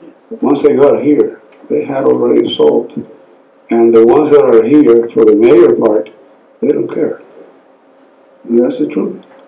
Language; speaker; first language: English; non-native, fluent; Spanish